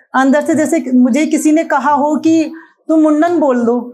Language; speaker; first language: Hindi; native; Hindi